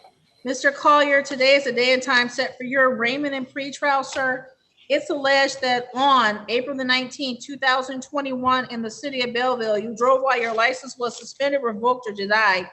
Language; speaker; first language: English; native; English